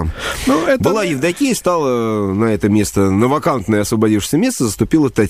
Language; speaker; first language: Russian; native; Russian